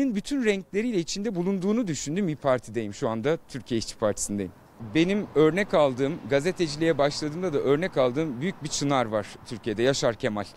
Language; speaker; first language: Turkish; native; Turkish